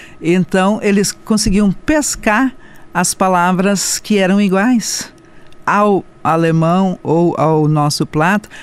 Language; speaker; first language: Portuguese; non-native, local second language; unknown